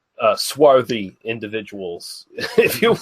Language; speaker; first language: English; native; English